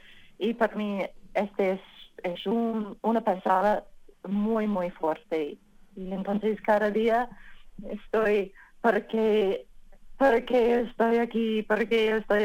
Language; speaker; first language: Spanish; non-native, learner; English